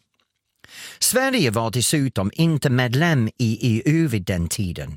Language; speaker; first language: Swedish; non-native, fluent; English